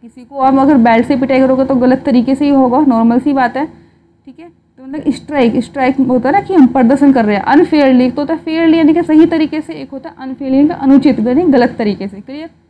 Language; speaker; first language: Hindi; native; Hindi